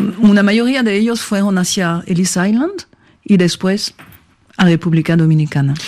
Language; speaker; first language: Spanish; non-native, fluent; French